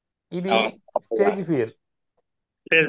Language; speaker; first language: Telugu; native; Telugu